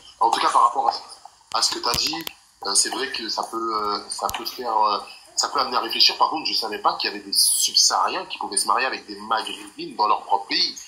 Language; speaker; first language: French; early bilingual, other home language; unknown